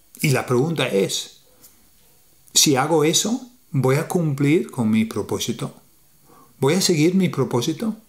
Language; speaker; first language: Spanish; non-native, fluent; English